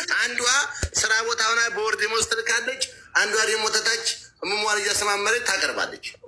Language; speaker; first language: Amharic; native; Amharic